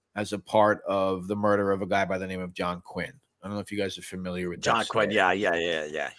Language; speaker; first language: English; native; English